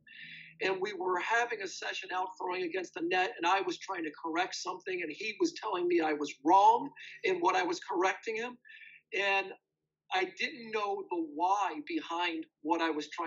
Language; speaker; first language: English; native; English